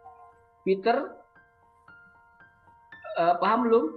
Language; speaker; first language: Indonesian; native; Indonesian